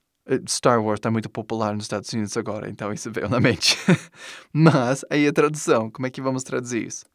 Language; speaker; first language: Portuguese; non-native, fluent; English